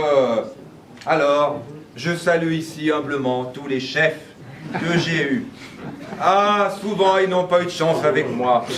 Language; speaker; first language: French; native; French